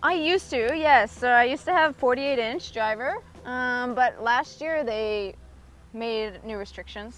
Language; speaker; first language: English; native; English